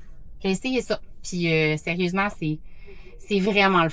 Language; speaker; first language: French; native; French